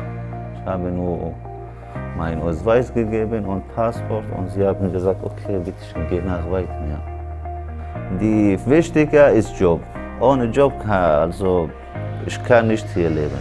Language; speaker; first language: German; non-native, learner; Arabic